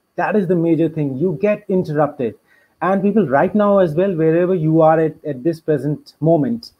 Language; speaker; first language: English; non-native, local second language; Hindi